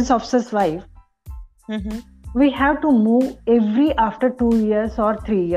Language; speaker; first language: English; non-native, local second language; Marathi